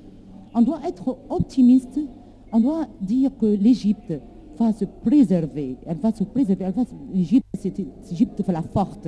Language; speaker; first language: French; non-native, learner; Arabic